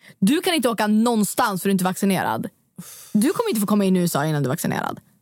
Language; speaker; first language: Swedish; native; Swedish